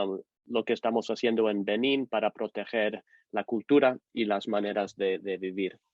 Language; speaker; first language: Spanish; non-native, fluent; English